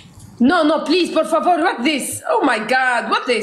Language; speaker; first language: English; non-native, learner; Arabic